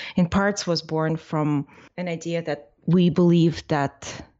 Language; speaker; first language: English; non-native, fluent; Russian